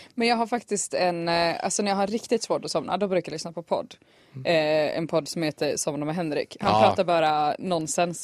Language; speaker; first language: Swedish; native; Swedish